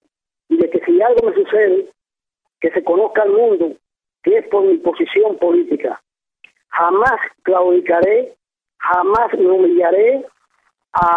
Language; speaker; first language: Spanish; native; Spanish